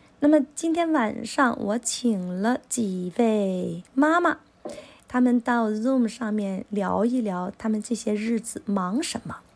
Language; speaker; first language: Chinese; non-native, local second language; Cantonese